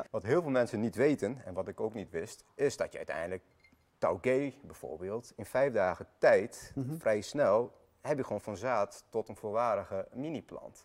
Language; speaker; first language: Dutch; early bilingual, other home language; Armenian